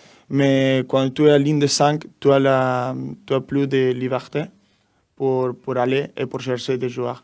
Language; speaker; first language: French; non-native, learner; Spanish